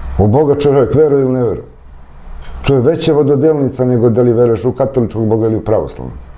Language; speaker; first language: Serbian; native; Serbian